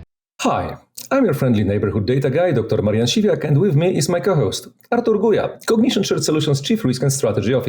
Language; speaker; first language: English; non-native, fluent; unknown